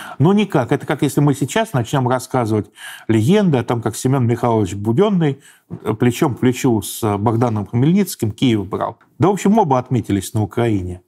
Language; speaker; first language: Russian; native; Russian